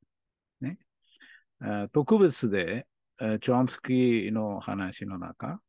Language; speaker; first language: Japanese; non-native, learner; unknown